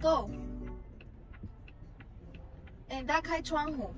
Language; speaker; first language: Chinese; non-native, learner; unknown